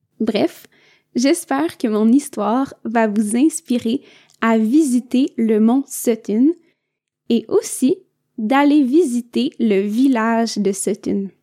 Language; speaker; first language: French; native; French